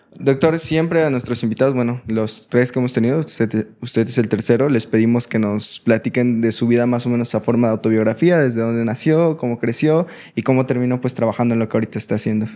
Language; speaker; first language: Spanish; native; Spanish